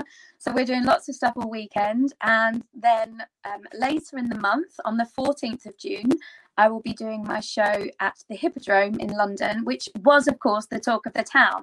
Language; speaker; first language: English; native; English